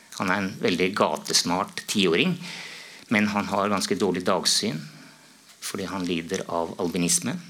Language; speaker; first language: Norwegian; native; Norwegian